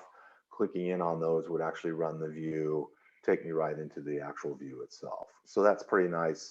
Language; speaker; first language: English; native; English